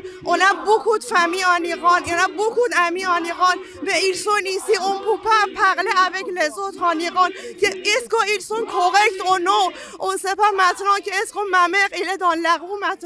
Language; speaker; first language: French; non-native, learner; Persian